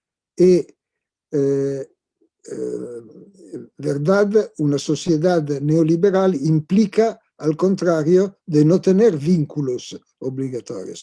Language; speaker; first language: Spanish; non-native, fluent; Italian